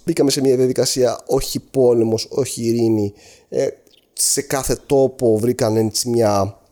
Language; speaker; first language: Greek; non-native, fluent; Arabic